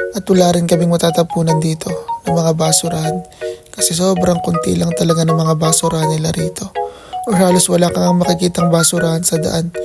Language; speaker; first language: Filipino; native; Filipino